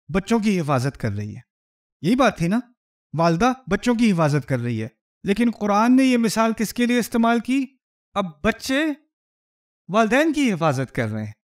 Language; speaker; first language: Urdu; native; Urdu